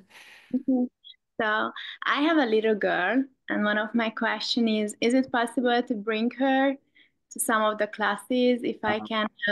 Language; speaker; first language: English; non-native, learner; Hungarian